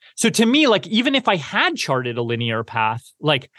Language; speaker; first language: English; native; English